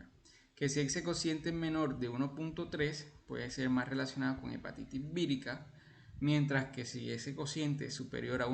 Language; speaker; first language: Spanish; native; Spanish